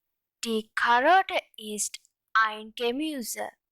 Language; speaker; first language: German; non-native, learner; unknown